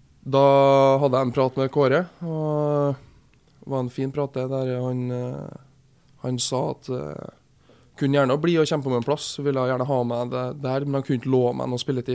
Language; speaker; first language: Norwegian; native; Norwegian